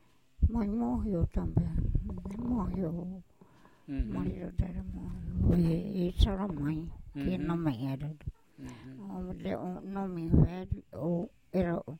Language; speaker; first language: Portuguese; non-native, local second language; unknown